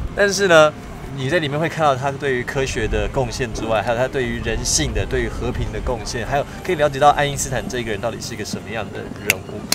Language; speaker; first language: Chinese; early bilingual, heritage; Chinese